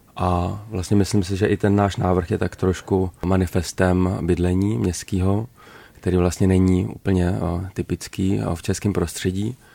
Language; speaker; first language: Czech; native; Czech